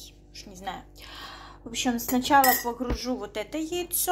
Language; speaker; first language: Russian; native; Russian